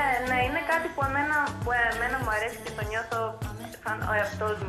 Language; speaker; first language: Greek; early bilingual, heritage; Greek